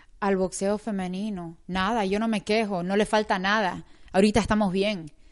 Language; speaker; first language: Spanish; native; Spanish